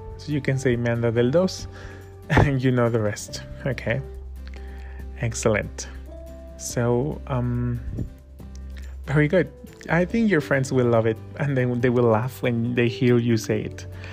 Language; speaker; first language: English; non-native, fluent; Spanish